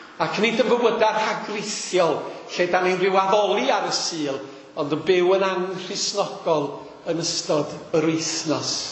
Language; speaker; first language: Welsh; native; Welsh